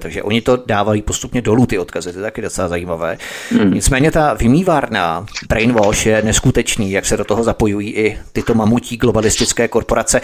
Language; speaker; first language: Czech; native; Czech